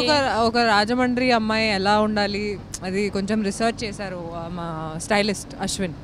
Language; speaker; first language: Telugu; non-native, fluent; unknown